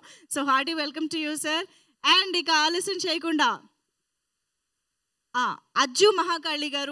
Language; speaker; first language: Telugu; native; Telugu